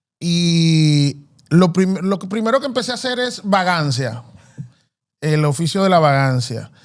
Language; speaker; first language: Spanish; native; Spanish